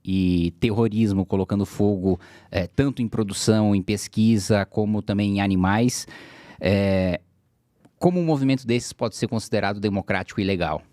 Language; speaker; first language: Portuguese; native; Portuguese